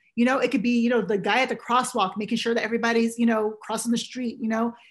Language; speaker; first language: English; native; English